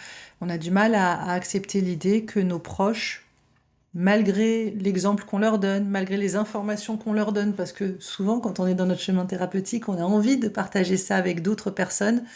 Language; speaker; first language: French; native; French